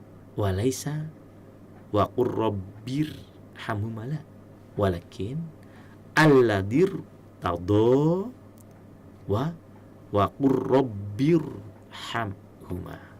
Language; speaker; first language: Arabic; non-native, fluent; Indonesian